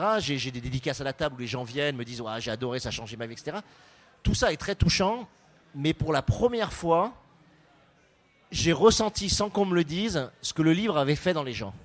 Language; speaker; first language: French; native; French